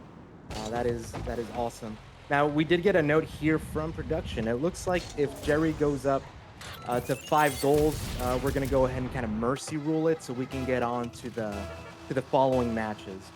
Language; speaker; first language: English; native; English